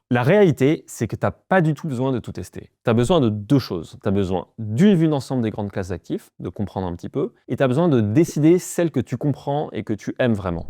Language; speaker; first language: French; native; French